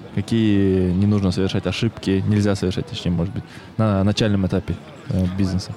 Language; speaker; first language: Russian; native; Russian